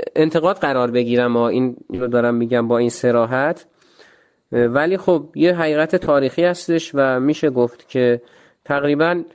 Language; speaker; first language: Persian; native; Persian